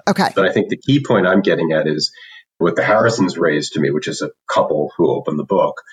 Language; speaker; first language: English; native; English